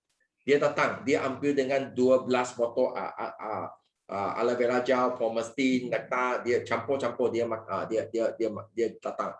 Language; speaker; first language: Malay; non-native, local second language; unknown